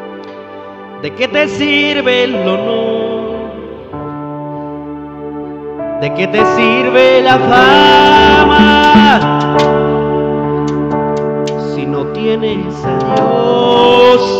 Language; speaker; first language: Spanish; non-native, local second language; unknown